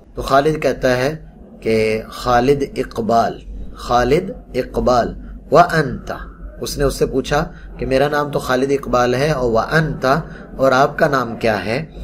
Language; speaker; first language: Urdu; non-native, local second language; Punjabi